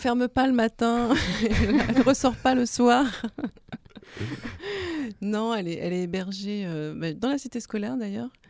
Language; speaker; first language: French; native; French